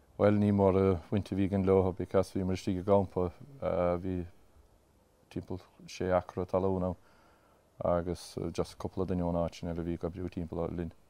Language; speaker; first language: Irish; native; Irish